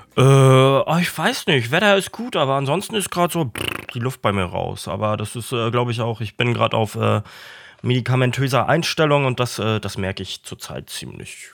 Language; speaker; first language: German; native; German